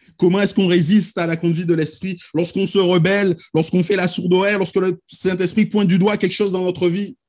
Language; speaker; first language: French; native; French